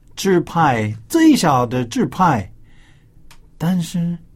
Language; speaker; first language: Chinese; non-native, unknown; English